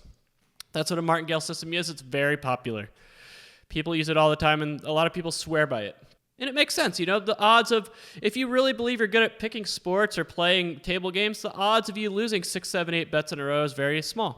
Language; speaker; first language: English; native; English